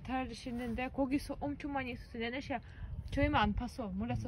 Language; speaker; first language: Korean; non-native, learner; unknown